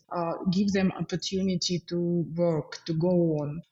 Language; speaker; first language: English; non-native, fluent; Ukrainian